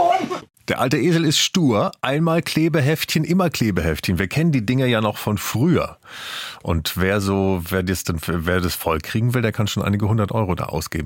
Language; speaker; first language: German; native; German